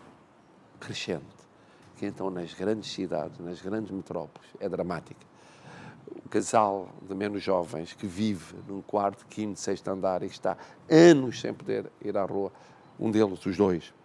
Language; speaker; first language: Portuguese; native; Portuguese